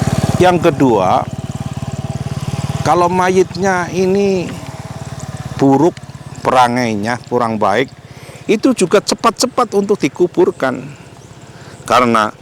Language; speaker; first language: Indonesian; non-native, local second language; Javanese